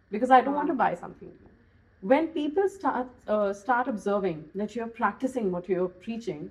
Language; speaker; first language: English; non-native, local second language; Hindi